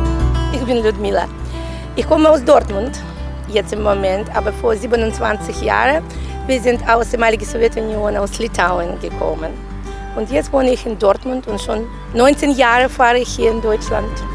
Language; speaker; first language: German; non-native, learner; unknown